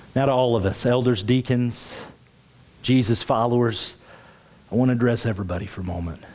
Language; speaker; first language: English; native; English